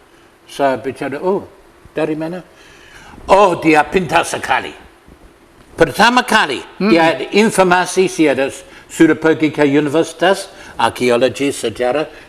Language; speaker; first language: Indonesian; non-native, learner; English